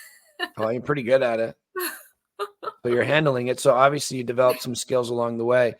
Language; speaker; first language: English; native; English